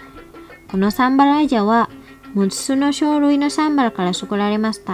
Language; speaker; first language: Japanese; non-native, fluent; Indonesian